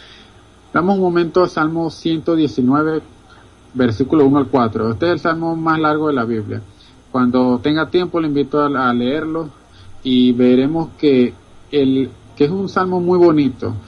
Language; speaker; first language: Spanish; native; Spanish